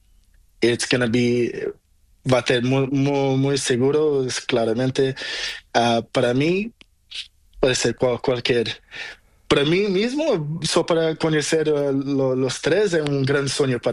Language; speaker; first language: Spanish; non-native, learner; Portuguese